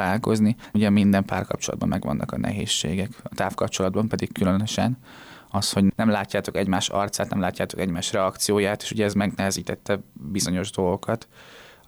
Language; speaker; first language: Hungarian; native; Hungarian